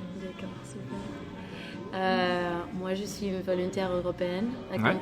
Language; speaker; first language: French; non-native, learner; Spanish